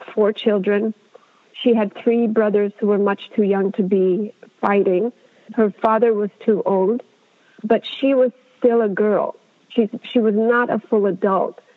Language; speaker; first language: English; non-native, fluent; Amharic